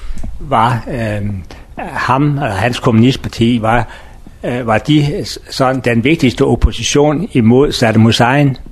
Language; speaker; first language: Danish; non-native, learner; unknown